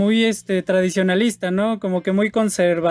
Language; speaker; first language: Spanish; native; Spanish